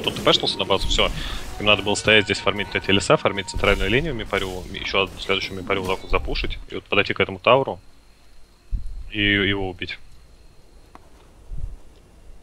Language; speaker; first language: Russian; native; Russian